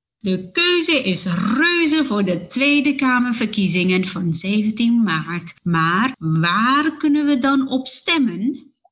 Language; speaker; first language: Dutch; native; Dutch